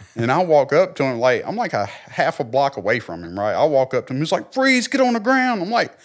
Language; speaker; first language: English; native; English